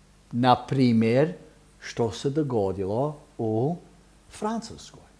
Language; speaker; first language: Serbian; early bilingual, heritage; Serbian